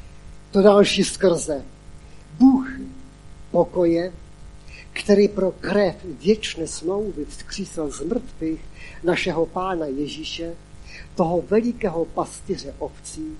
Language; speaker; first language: Czech; non-native, local second language; Polish